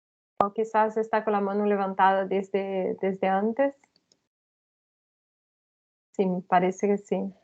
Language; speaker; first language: Spanish; non-native, fluent; Portuguese